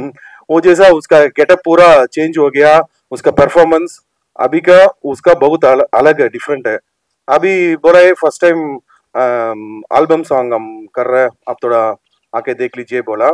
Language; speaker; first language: Hindi; non-native, local second language; Telugu